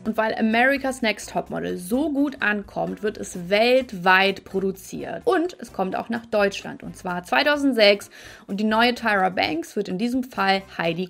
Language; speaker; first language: German; native; German